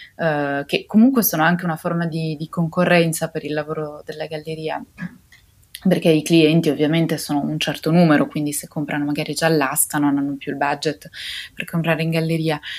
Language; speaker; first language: Italian; native; Italian